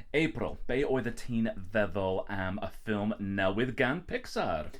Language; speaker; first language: Welsh; non-native, learner; English